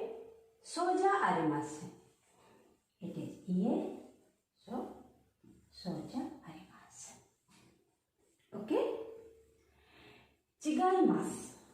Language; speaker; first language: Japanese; non-native, fluent; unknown